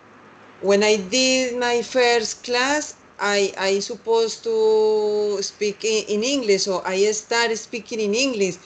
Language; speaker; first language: English; non-native, learner; Spanish